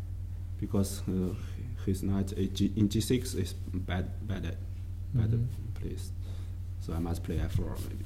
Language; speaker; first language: English; non-native, learner; Chinese